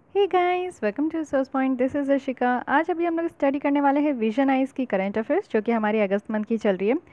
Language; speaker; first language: Hindi; native; Hindi